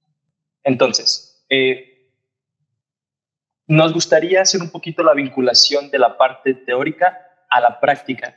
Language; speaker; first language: Spanish; native; Spanish